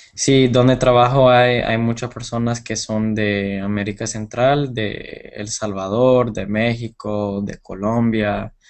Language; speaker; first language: Spanish; non-native, fluent; English